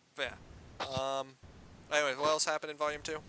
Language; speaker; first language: English; native; English